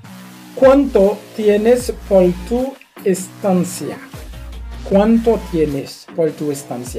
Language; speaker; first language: Spanish; non-native, learner; Haitian Creole